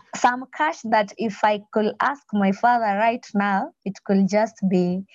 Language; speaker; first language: English; non-native, local second language; Luo (Kenya and Tanzania)